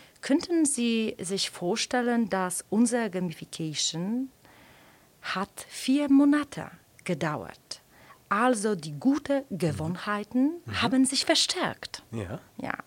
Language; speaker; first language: German; non-native, fluent; Polish